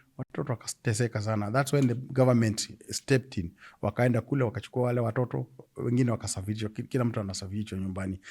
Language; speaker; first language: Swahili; non-native, local second language; Kikuyu